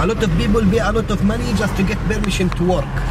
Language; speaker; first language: English; non-native, learner; Arabic